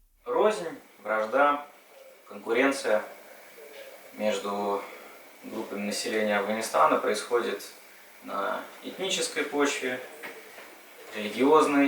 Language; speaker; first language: Russian; native; Russian